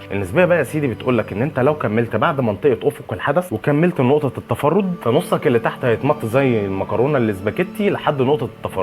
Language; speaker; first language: Arabic; native; Arabic